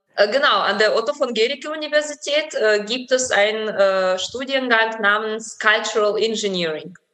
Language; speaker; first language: German; early bilingual, other home language; Russian